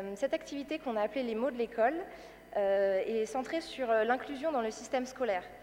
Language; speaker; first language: French; native; French